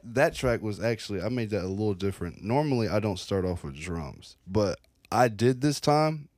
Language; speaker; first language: English; native; English